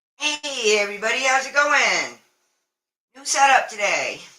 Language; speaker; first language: English; native; English